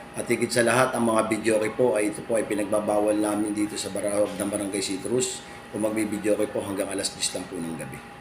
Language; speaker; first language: Filipino; native; Filipino